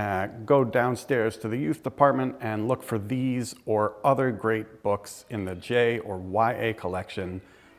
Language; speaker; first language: English; native; English